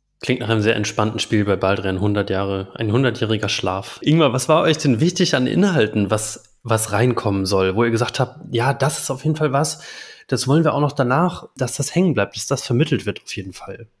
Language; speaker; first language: German; native; German